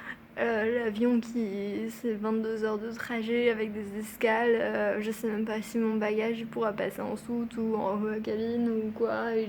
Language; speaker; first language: French; native; French